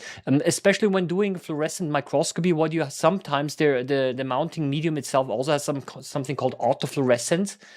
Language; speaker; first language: English; non-native, fluent; German